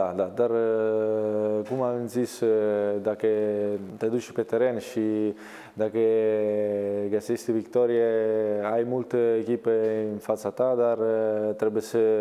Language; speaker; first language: Romanian; non-native, learner; Italian